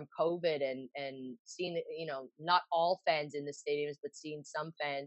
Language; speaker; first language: English; native; English